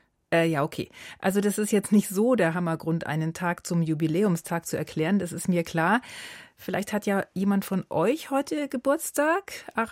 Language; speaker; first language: German; native; German